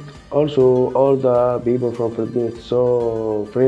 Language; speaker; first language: English; non-native, learner; Arabic